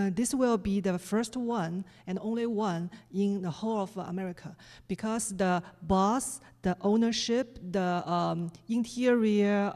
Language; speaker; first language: English; non-native, fluent; Chinese